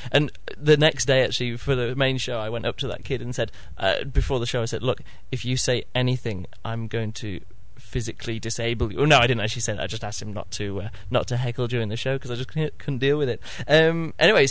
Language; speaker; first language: English; native; English